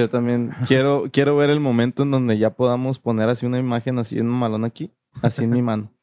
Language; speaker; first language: Spanish; native; Spanish